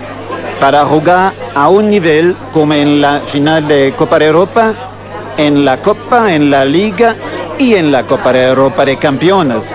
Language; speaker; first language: Spanish; non-native, fluent; German